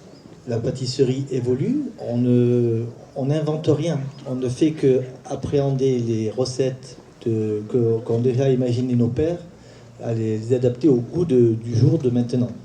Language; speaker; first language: French; native; French